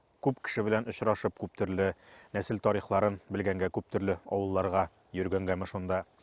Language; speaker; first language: Tatar; native; Tatar